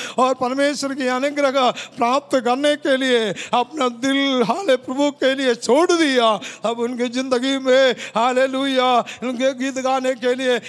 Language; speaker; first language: Hindi; non-native, local second language; Malayalam